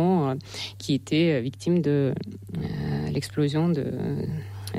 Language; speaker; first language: French; non-native, fluent; Russian